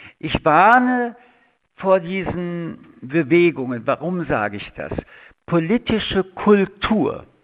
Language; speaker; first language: German; early bilingual, other home language; French